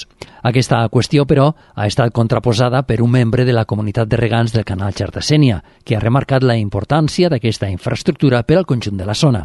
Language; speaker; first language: Catalan; native; Catalan